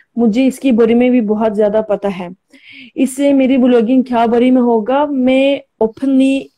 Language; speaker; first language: Hindi; non-native, learner; Turkish